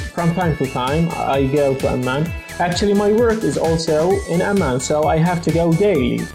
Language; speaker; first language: English; non-native, fluent; Arabic